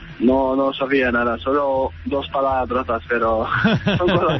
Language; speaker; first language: Spanish; non-native, learner; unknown